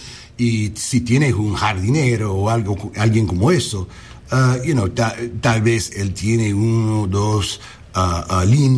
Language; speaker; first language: Spanish; early bilingual, heritage; English